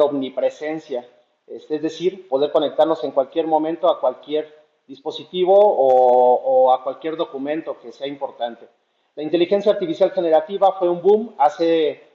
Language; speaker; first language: Spanish; native; Spanish